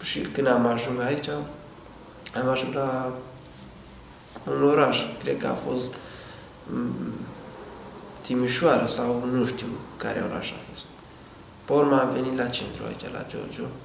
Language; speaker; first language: Romanian; non-native, learner; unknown